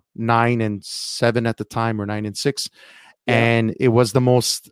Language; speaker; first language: English; early bilingual, heritage; Italian